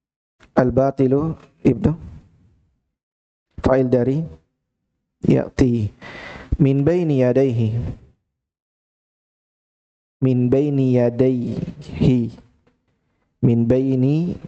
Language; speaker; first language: Arabic; non-native, fluent; Indonesian